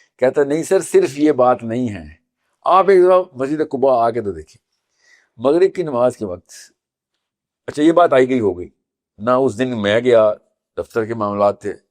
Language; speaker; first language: Urdu; native; Urdu